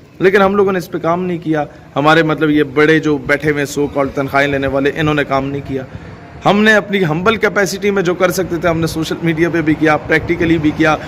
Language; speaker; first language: Urdu; non-native, local second language; Punjabi